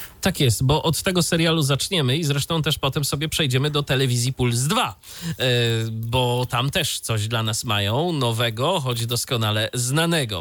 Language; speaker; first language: Polish; native; Polish